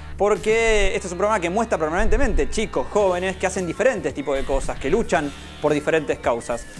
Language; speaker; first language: Spanish; native; Spanish